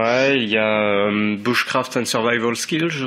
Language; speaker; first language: French; native; French